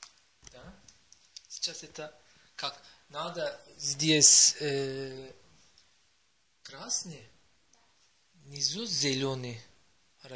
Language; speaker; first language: Russian; non-native, learner; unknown